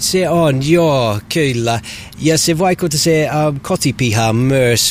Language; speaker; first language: Finnish; non-native, learner; English